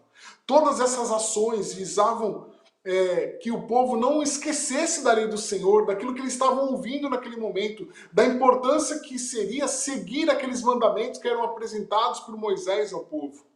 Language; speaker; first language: Portuguese; native; Portuguese